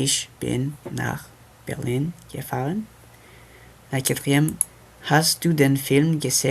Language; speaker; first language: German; non-native, fluent; French